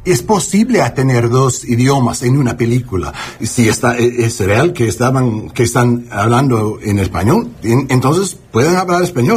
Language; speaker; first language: Spanish; non-native, learner; English